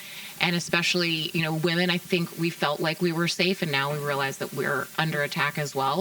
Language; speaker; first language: English; native; English